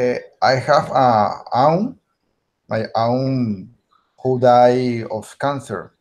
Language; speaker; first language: English; non-native, learner; Spanish